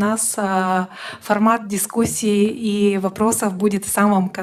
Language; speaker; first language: Russian; native; Russian